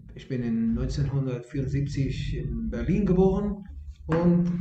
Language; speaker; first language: German; early bilingual, other home language; Spanish